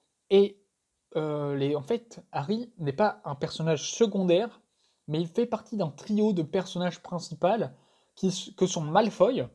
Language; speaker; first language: French; native; French